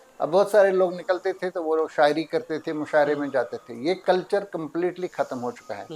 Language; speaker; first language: Hindi; non-native, local second language; Kashmiri